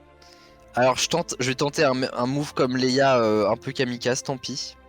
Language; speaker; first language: French; native; French